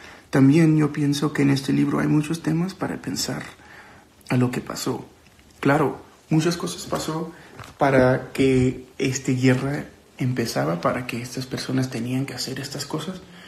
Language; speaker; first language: Spanish; early bilingual, heritage; Spanish